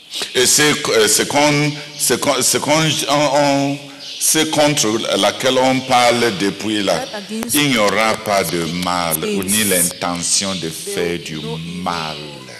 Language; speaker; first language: French; non-native, local second language; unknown